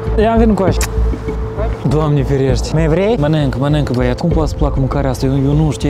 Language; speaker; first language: Romanian; non-native, local second language; Russian